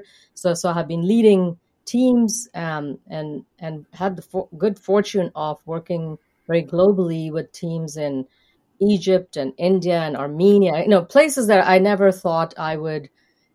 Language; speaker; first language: English; non-native, local second language; Hindi